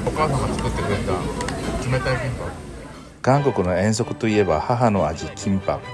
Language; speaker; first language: Japanese; non-native, fluent; Korean